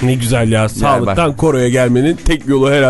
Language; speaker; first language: Turkish; native; Turkish